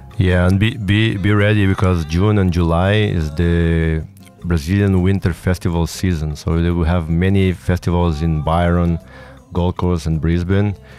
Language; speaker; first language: English; non-native, fluent; Portuguese